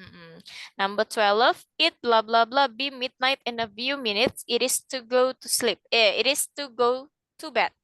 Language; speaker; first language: English; non-native, fluent; Indonesian